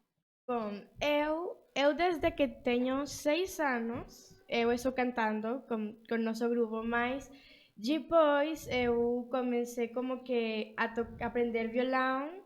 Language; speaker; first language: Portuguese; early bilingual, other home language; Spanish